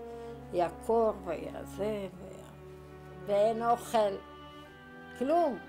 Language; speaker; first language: Hebrew; non-native, fluent; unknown